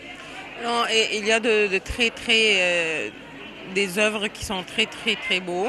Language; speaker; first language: French; non-native, fluent; Arabic